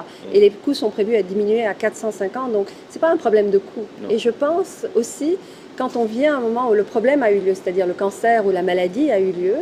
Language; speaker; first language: French; native; French